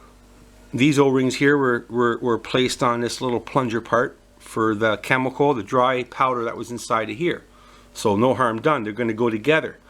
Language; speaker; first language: English; native; English